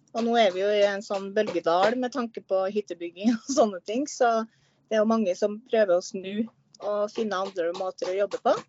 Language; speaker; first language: Norwegian; native; Norwegian